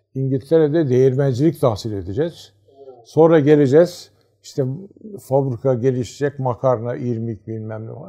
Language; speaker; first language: Turkish; native; Turkish